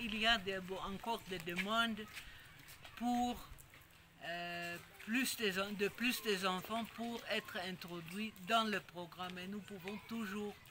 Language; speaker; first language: French; non-native, fluent; Dutch